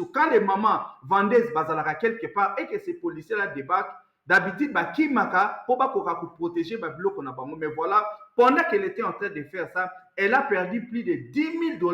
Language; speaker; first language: French; non-native, local second language; Lingala